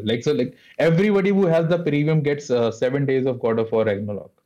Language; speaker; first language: English; non-native, local second language; Hindi